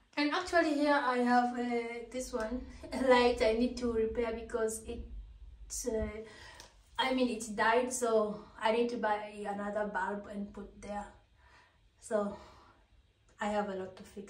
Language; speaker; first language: English; non-native, local second language; Swahili